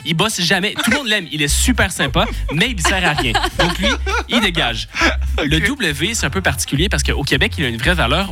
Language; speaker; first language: French; native; French